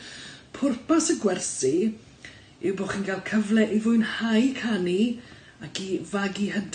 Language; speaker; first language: Welsh; native; Welsh